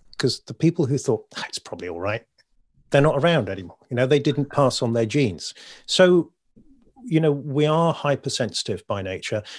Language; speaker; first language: English; native; English